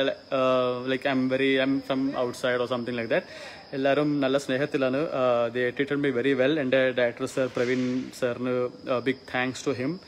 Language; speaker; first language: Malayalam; early bilingual, heritage; Malayalam